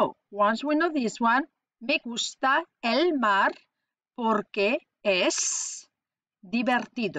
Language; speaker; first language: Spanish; non-native, fluent; English